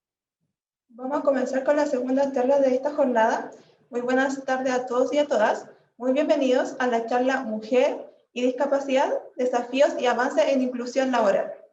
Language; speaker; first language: Spanish; native; Spanish